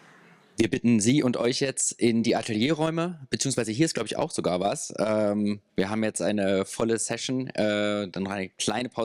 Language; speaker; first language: German; native; German